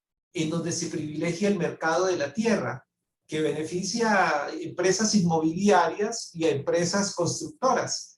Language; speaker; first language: Spanish; native; Spanish